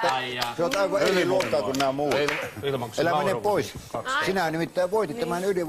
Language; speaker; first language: Finnish; native; Finnish